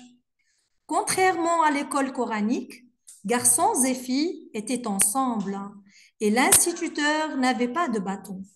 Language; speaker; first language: French; non-native, local second language; Arabic